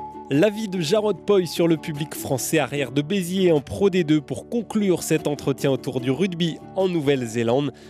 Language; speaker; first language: French; native; French